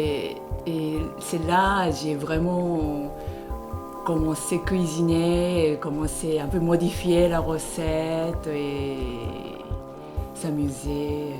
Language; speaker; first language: French; non-native, fluent; Japanese